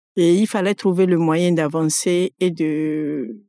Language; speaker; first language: French; non-native, local second language; Fon